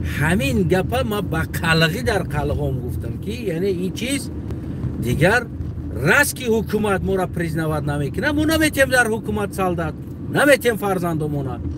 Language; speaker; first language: Tajik; non-native, local second language; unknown